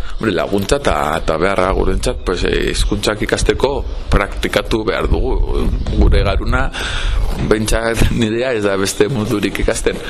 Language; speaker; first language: Basque; non-native, local second language; Spanish